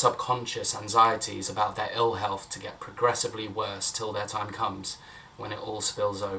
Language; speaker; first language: English; native; English